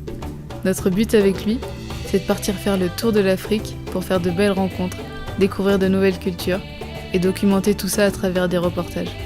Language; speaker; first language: French; native; French